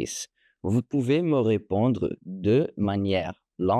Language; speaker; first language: French; non-native, fluent; Portuguese